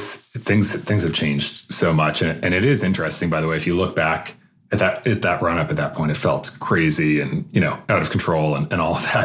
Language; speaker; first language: English; native; English